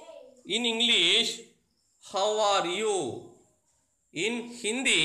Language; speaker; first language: English; non-native, local second language; Telugu